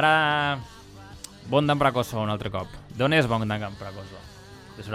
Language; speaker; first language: Catalan; native; Catalan